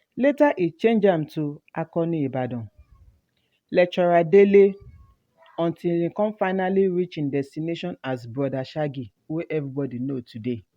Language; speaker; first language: Nigerian Pidgin; native; Nigerian Pidgin